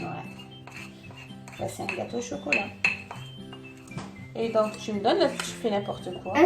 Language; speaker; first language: French; non-native, local second language; Arabic